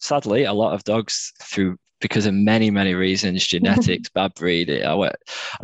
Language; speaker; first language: English; native; English